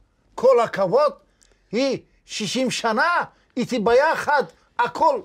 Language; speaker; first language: Hebrew; non-native, learner; Tajik